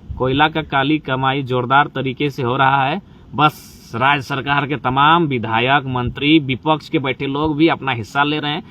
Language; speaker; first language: Hindi; non-native, local second language; Magahi